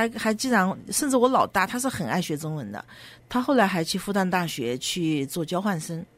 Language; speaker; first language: Chinese; native; Chinese